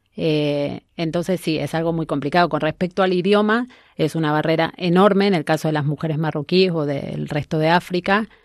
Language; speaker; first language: Spanish; native; Spanish